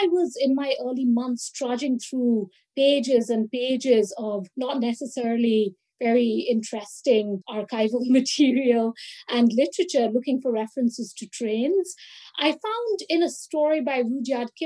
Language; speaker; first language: English; non-native, local second language; Bangla